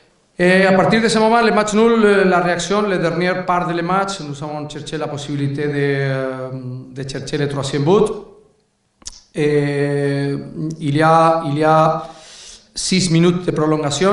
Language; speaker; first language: French; non-native, learner; Spanish